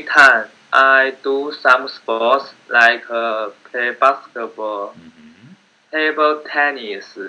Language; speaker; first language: English; non-native, learner; Chinese